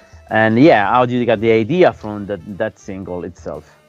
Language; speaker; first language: English; non-native, fluent; Italian